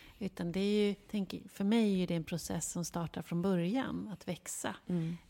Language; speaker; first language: Swedish; native; Swedish